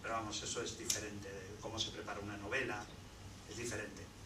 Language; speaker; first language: Spanish; native; Spanish